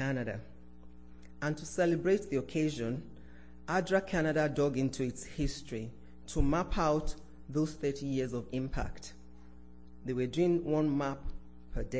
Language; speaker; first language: English; non-native, local second language; Yoruba